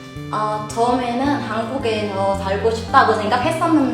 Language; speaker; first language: Korean; non-native, fluent; Vietnamese